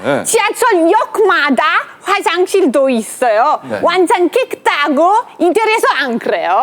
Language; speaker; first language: Korean; non-native, fluent; Italian